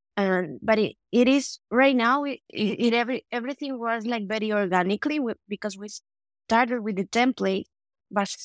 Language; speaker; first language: English; non-native, fluent; Spanish